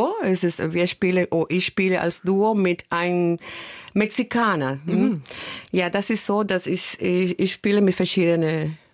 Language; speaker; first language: German; non-native, learner; Spanish